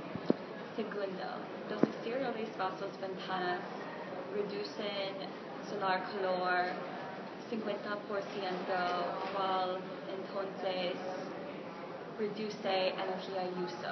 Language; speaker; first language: Spanish; non-native, learner; English